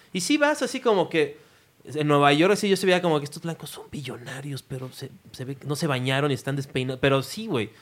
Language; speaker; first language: Spanish; native; Spanish